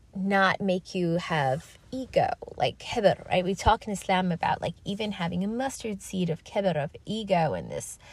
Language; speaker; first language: English; native; English